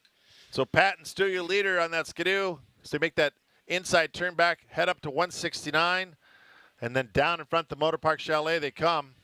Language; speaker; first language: English; native; English